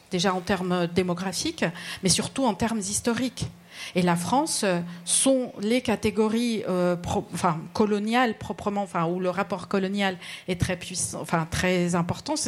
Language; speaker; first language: French; non-native, fluent; Spanish